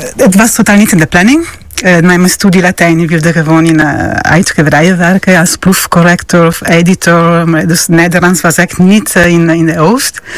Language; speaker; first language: Dutch; non-native, fluent; Italian